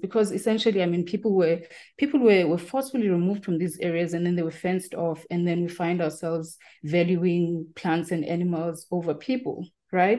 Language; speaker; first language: English; non-native, local second language; Tsonga